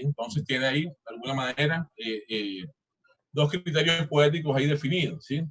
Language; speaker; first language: Spanish; native; Spanish